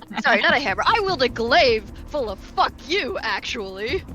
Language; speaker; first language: English; native; English